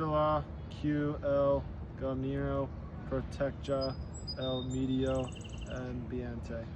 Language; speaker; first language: Spanish; non-native, learner; English